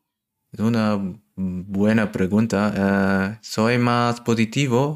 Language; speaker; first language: Spanish; non-native, learner; German